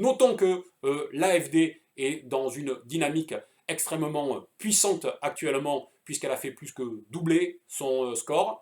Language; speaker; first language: French; native; French